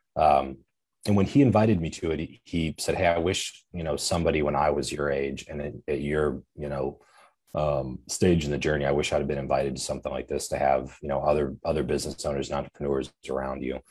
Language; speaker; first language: English; native; English